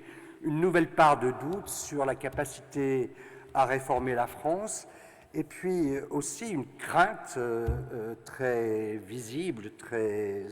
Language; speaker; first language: French; native; French